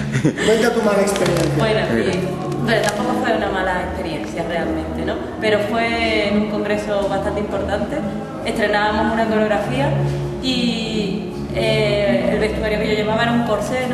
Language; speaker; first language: Spanish; native; Spanish